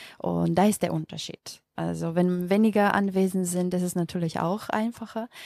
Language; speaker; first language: German; non-native, fluent; Macedonian